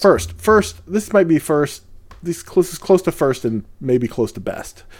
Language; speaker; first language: English; early bilingual, other home language; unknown